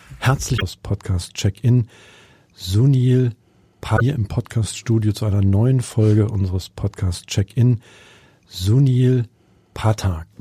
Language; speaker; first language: German; native; German